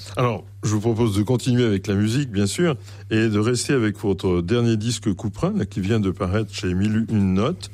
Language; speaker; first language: French; native; French